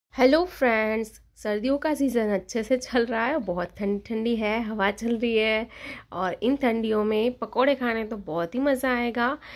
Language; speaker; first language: Hindi; non-native, local second language; Gujarati